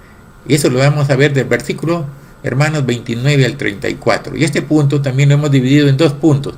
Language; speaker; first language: Spanish; native; Spanish